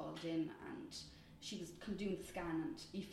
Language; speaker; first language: English; native; English